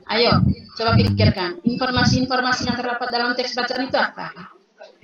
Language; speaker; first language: Indonesian; native; Indonesian